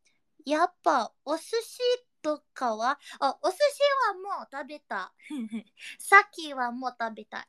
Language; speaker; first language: Japanese; non-native, learner; Indonesian